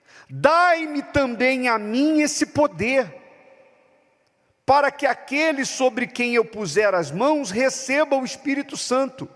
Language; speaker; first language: Portuguese; native; Portuguese